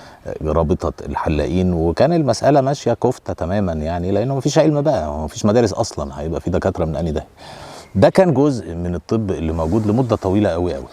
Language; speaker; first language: Arabic; native; Arabic